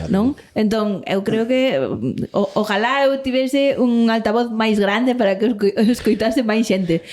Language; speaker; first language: Galician; non-native, local second language; Spanish